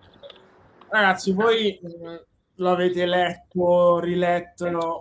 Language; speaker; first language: Italian; native; Italian